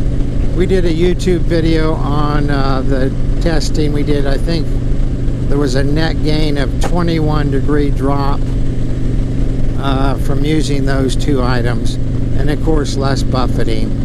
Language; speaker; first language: English; native; English